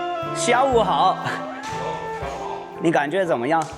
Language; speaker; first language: Chinese; non-native, learner; English